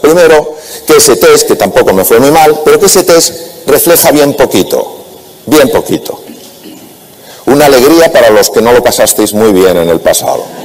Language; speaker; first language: Spanish; native; Spanish